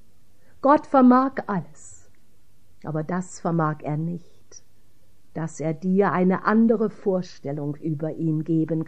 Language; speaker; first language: German; native; German